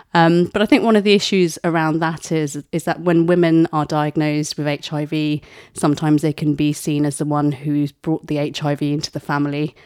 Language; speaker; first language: English; native; English